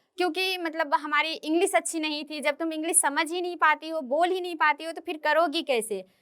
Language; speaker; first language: Hindi; native; Hindi